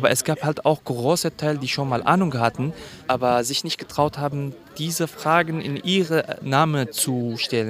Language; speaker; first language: German; non-native, fluent; Kurdish